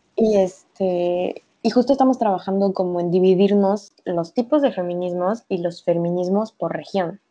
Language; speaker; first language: Spanish; native; Spanish